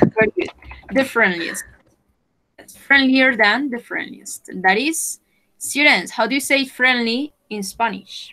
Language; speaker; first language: English; non-native, fluent; Spanish